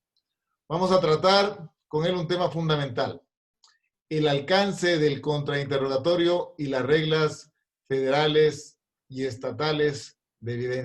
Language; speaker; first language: Spanish; native; Spanish